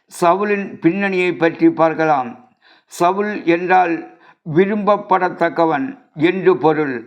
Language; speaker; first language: Tamil; native; Tamil